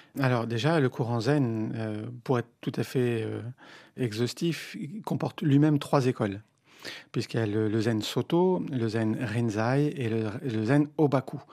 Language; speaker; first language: French; native; French